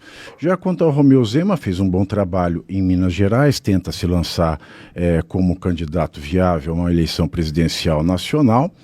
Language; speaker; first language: Portuguese; native; Portuguese